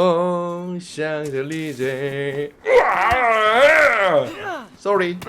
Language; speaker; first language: English; non-native, learner; Korean